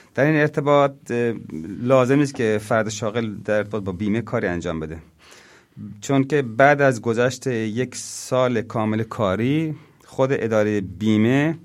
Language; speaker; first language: Persian; native; Persian